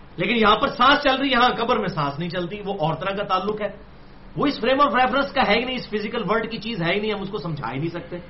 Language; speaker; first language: Urdu; non-native, local second language; Punjabi